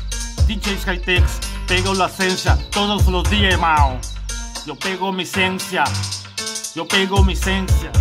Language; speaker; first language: Spanish; non-native, learner; Papiamento